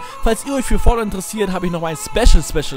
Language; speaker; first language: German; native; German